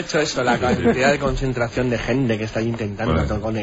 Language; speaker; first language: Spanish; native; Spanish